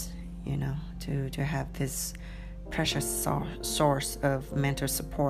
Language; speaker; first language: English; non-native, fluent; Vietnamese